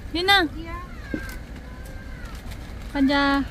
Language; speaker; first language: Korean; native; Korean